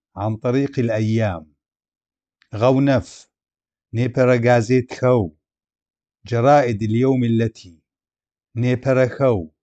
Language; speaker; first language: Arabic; non-native, local second language; Adyghe